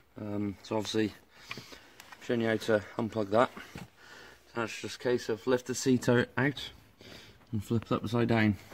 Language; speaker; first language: English; native; English